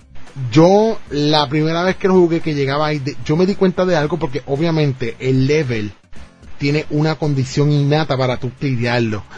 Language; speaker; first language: Spanish; native; Spanish